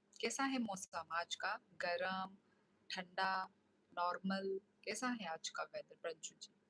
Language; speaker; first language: Hindi; non-native, local second language; Kok Borok